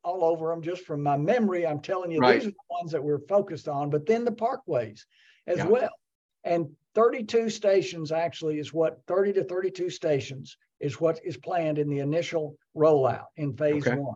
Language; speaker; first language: English; native; English